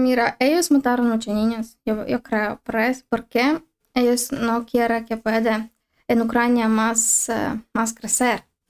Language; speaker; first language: Spanish; non-native, learner; Ukrainian